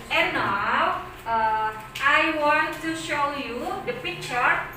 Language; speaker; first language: English; non-native, learner; Indonesian